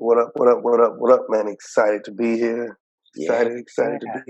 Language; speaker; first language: English; native; English